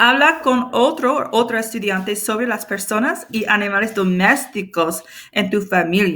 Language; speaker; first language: Spanish; non-native, fluent; English